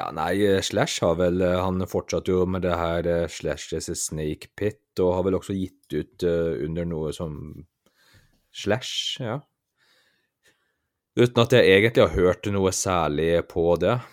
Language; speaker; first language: Norwegian; native; Norwegian